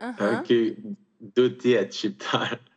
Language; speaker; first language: Albanian; early bilingual, heritage; Albanian